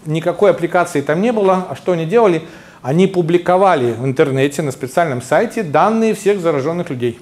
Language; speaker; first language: Russian; native; Russian